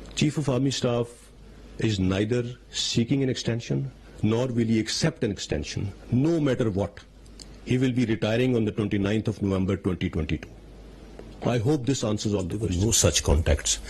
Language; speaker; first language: English; non-native, local second language; Urdu